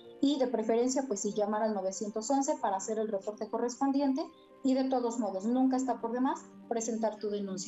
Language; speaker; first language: Spanish; native; Spanish